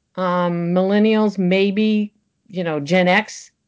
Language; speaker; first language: English; early bilingual, other home language; French